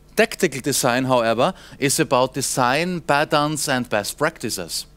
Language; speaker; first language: English; non-native, fluent; German